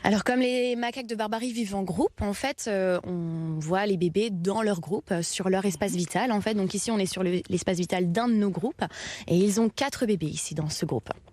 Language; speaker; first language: French; native; French